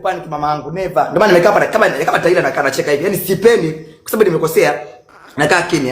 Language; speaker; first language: Swahili; native; Swahili